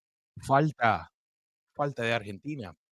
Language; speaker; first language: Spanish; early bilingual, heritage; Spanish